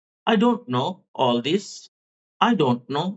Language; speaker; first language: English; non-native, fluent; Hindi